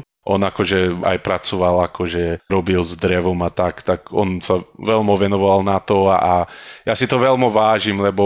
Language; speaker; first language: Slovak; early bilingual, heritage; Slovak